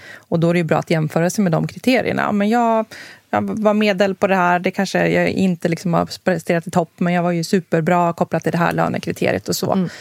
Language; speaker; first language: Swedish; native; Swedish